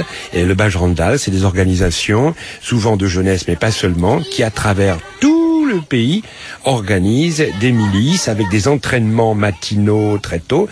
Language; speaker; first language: French; native; French